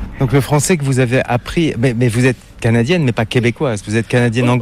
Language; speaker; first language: French; native; French